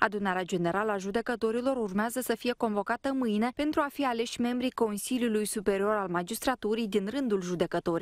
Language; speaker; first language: Romanian; native; Romanian